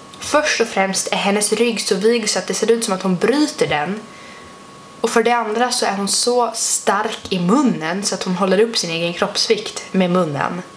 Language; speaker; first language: Swedish; native; Swedish